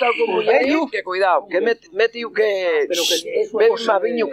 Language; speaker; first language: Spanish; non-native, local second language; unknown